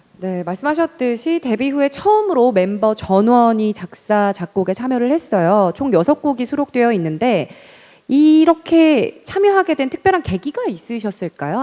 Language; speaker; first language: Korean; native; Korean